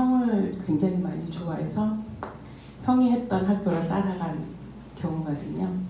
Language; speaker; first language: Korean; native; Korean